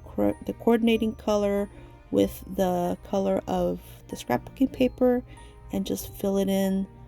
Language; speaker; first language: English; native; English